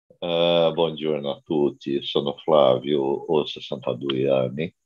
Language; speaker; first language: Italian; non-native, learner; Portuguese